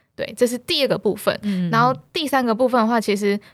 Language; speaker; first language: Chinese; native; Chinese